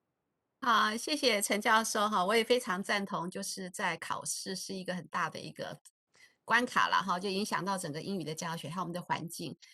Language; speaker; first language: Chinese; native; Chinese